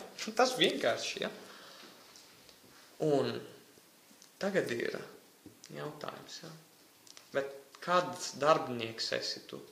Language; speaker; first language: Latvian; non-native, fluent; Italian